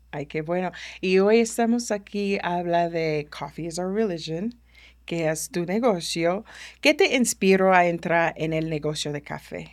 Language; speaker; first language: Spanish; early bilingual, heritage; Spanish